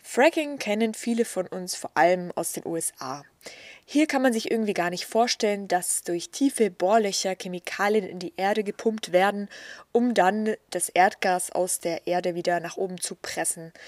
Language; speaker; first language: German; native; German